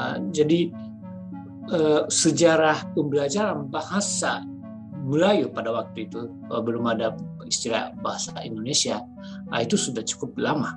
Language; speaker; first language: Indonesian; non-native, fluent; Japanese